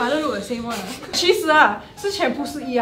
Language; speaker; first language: Chinese; non-native, local second language; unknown